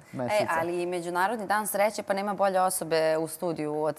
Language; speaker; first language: Serbian; native; Serbian